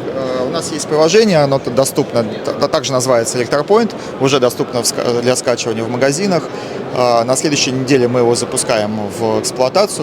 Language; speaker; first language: Russian; native; Russian